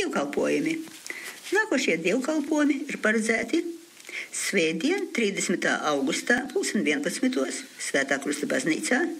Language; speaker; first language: Latvian; early bilingual, heritage; Latvian